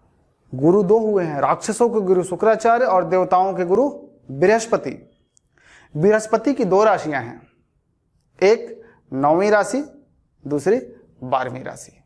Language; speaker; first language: Hindi; native; Hindi